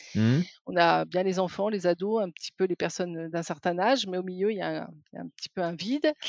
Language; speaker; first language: French; native; French